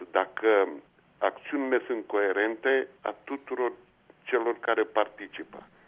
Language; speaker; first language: Romanian; native; Romanian